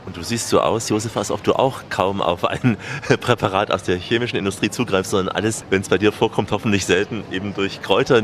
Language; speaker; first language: German; native; German